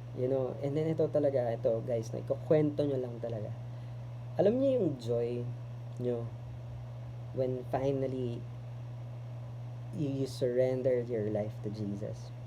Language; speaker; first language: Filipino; native; Filipino